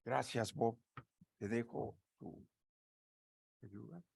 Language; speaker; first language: Spanish; native; Spanish